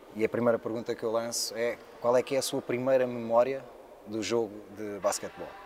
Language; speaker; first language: Portuguese; native; Portuguese